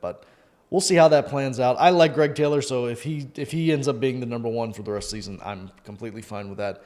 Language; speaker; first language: English; native; English